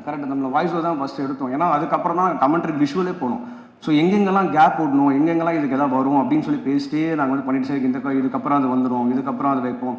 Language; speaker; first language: Tamil; native; Tamil